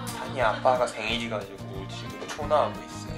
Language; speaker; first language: Korean; non-native, fluent; Japanese